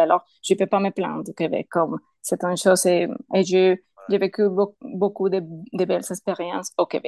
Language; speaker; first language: French; non-native, learner; Spanish